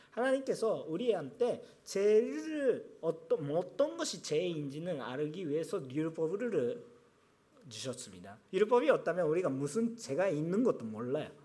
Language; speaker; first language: Korean; non-native, fluent; Japanese